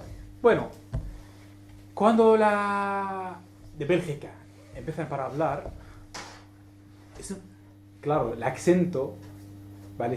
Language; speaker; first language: Spanish; non-native, learner; Arabic